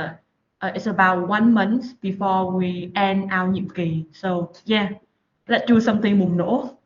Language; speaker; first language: English; non-native, learner; Vietnamese